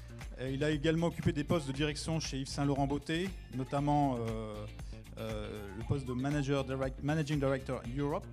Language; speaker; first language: French; native; French